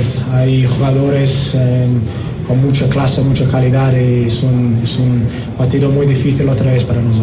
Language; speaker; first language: Spanish; non-native, fluent; English